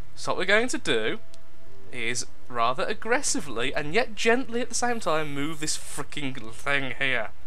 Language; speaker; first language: English; native; English